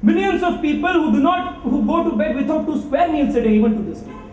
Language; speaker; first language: English; non-native, local second language; Kannada